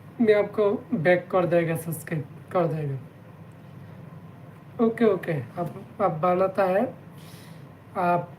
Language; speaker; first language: Hindi; non-native, learner; Bangla